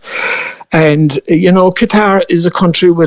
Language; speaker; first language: English; native; English